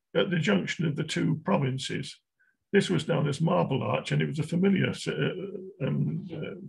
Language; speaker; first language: English; native; English